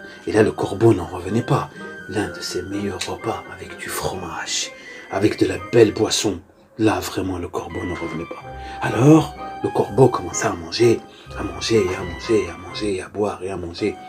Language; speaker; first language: French; native; French